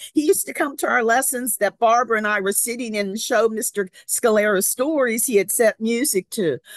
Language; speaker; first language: English; native; English